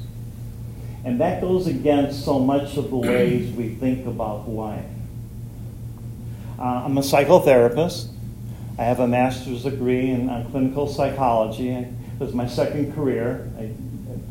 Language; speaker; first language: English; native; English